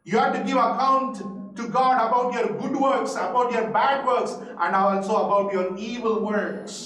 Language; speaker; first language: English; non-native, local second language; Tamil